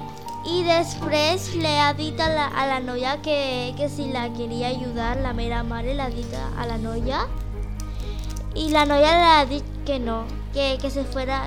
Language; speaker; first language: Spanish; non-native, local second language; Catalan